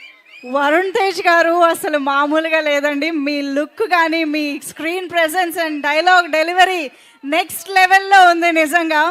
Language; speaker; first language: Telugu; native; Telugu